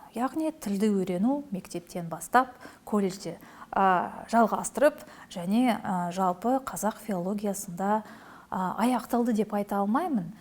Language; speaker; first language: Kazakh; non-native, local second language; Russian